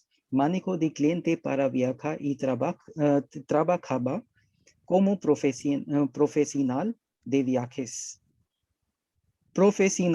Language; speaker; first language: Spanish; non-native, learner; Hindi